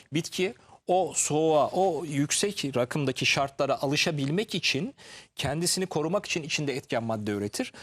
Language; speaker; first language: Turkish; native; Turkish